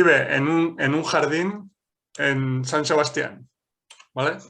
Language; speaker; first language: Spanish; non-native, fluent; English